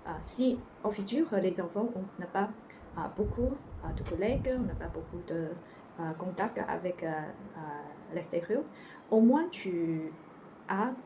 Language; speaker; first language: French; non-native, learner; Chinese